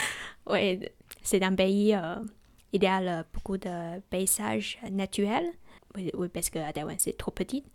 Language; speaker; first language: French; non-native, learner; Chinese